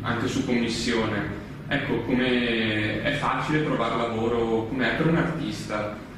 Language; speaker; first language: Italian; native; Italian